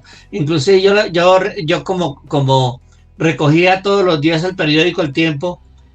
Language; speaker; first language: Spanish; native; Spanish